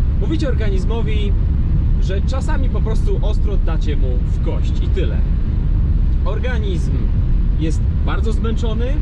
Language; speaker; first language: Polish; native; Polish